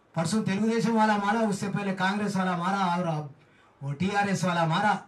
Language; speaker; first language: Hindi; non-native, local second language; Telugu